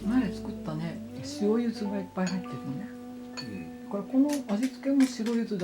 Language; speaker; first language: Japanese; native; Japanese